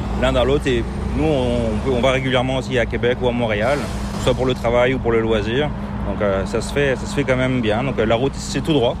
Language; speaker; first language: French; native; French